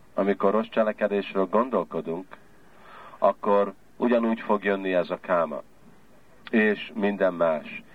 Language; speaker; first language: Hungarian; early bilingual, heritage; Hungarian